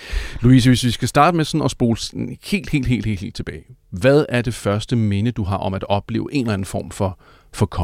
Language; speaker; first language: Danish; native; Danish